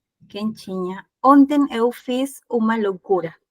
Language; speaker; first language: Portuguese; non-native, learner; Spanish